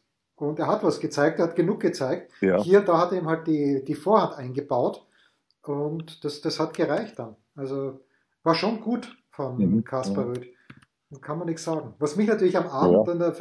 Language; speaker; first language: German; native; German